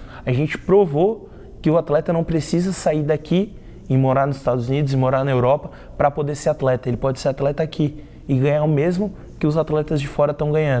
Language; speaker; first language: Portuguese; native; Portuguese